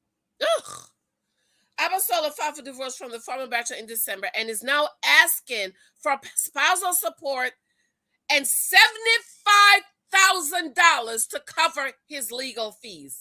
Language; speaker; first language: English; native; English